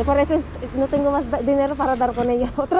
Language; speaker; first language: Spanish; non-native, learner; Filipino